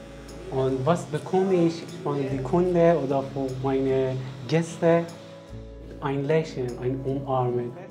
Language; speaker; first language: German; non-native, learner; Persian